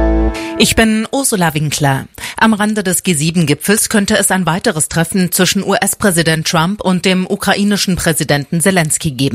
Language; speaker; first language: German; native; German